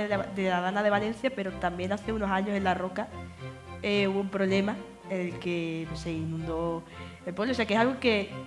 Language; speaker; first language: Spanish; native; Spanish